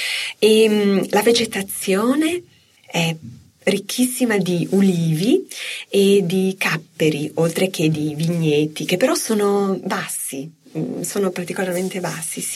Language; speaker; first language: Italian; native; Italian